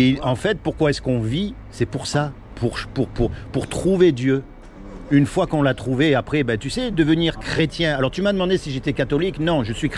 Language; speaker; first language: French; native; French